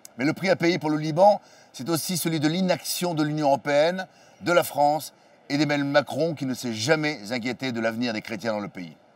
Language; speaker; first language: French; native; French